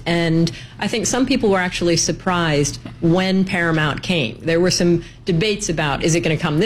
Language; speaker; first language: English; native; English